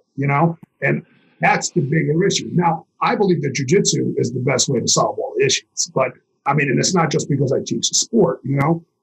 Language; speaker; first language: English; native; English